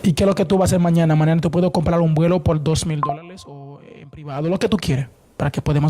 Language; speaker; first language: Spanish; non-native, learner; Haitian Creole